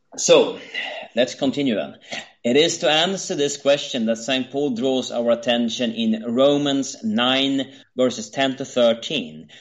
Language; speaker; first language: English; non-native, fluent; Swedish